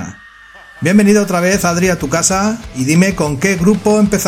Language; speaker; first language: Spanish; native; Spanish